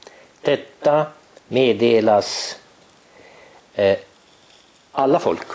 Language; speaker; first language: Swedish; non-native, fluent; Estonian